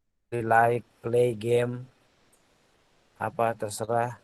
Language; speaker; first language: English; non-native, learner; Indonesian